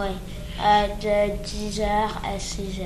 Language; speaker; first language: French; early bilingual, other home language; English